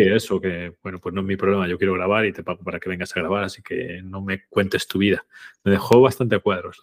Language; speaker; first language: Spanish; native; Spanish